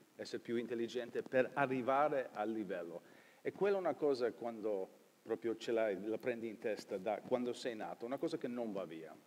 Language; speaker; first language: Italian; early bilingual, heritage; Italian